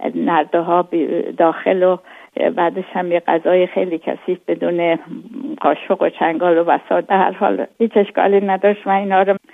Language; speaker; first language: Persian; native; Persian